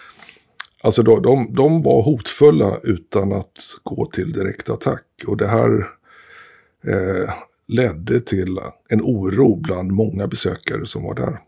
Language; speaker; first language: Swedish; native; Swedish